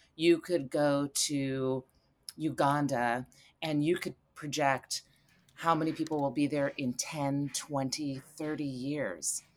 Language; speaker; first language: English; native; English